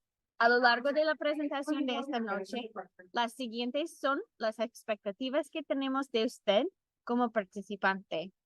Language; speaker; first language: Spanish; non-native, fluent; English